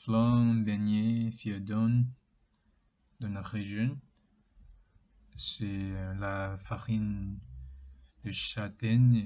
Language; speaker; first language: French; non-native, learner; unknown